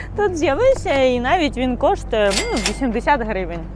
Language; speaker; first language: Ukrainian; non-native, local second language; Russian